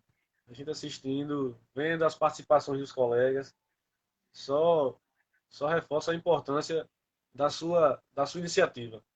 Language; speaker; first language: Portuguese; native; Portuguese